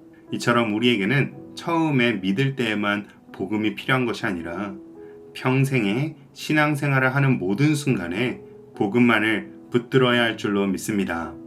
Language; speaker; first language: Korean; native; Korean